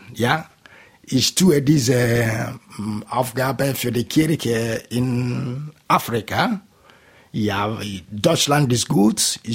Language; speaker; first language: German; non-native, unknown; Igbo